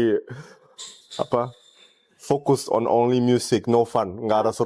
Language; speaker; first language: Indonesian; early bilingual, heritage; German